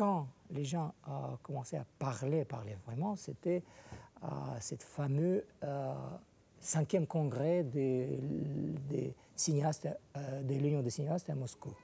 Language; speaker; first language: French; non-native, fluent; Russian